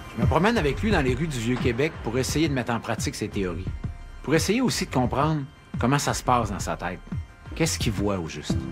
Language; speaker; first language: French; native; French